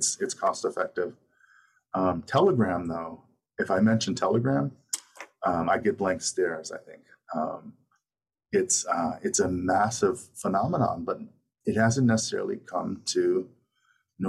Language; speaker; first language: English; native; English